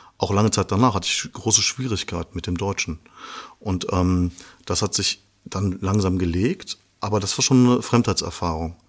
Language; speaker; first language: German; early bilingual, other home language; Persian